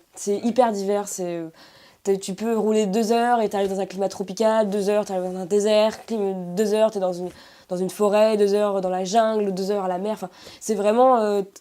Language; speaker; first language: French; native; French